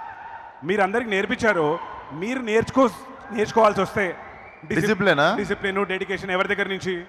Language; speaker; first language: Telugu; native; Telugu